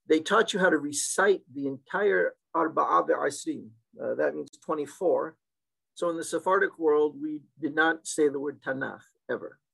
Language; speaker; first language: English; native; English